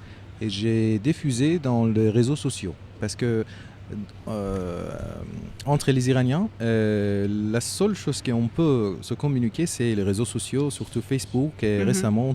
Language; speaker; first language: French; non-native, fluent; Persian